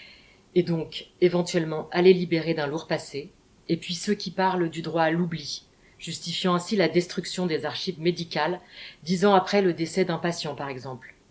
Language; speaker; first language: French; native; French